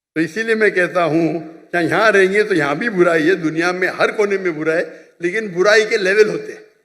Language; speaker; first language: Urdu; non-native, local second language; Konkani